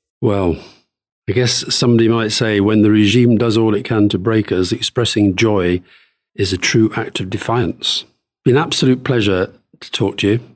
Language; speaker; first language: English; native; English